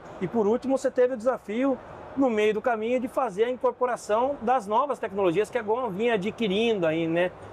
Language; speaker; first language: Portuguese; native; Portuguese